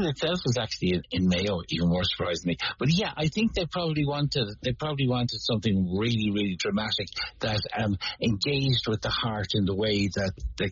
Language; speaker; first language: English; native; English